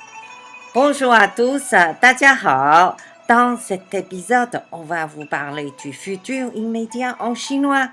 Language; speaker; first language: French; non-native, fluent; Chinese